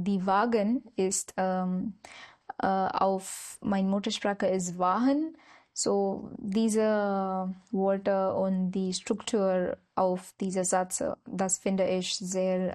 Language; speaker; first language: German; non-native, learner; Marathi